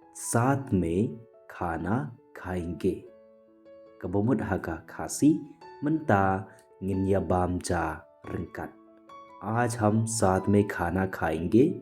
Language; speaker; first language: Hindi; non-native, local second language; Khasi